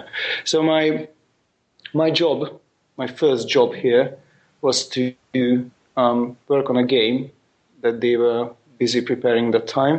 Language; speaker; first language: English; non-native, fluent; Hungarian